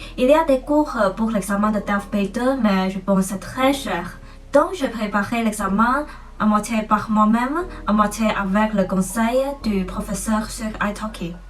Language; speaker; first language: French; non-native, fluent; Chinese